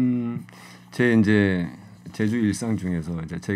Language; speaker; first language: Korean; native; Korean